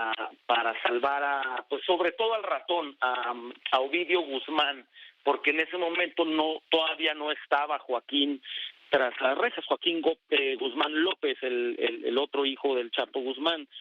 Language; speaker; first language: Spanish; native; Spanish